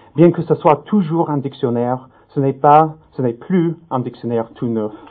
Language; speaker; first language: French; non-native, fluent; English